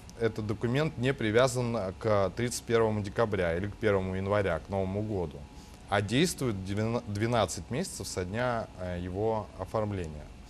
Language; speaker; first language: Russian; native; Russian